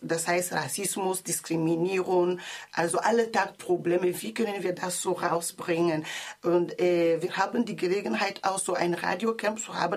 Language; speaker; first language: German; non-native, learner; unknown